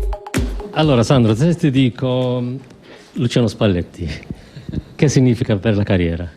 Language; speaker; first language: Italian; non-native, fluent; Maltese